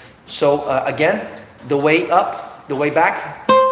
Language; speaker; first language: English; non-native, fluent; Portuguese